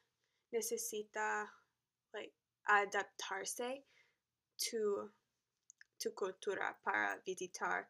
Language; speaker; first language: Spanish; non-native, learner; English